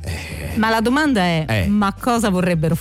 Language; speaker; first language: Italian; native; Italian